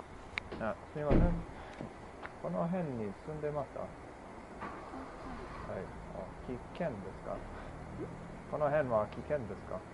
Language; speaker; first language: Japanese; non-native, learner; English